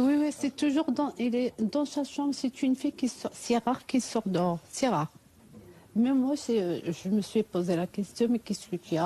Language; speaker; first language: French; non-native, fluent; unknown